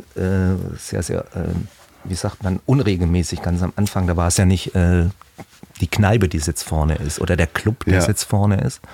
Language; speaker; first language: German; native; German